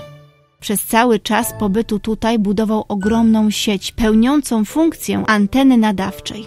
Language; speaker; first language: Polish; native; Polish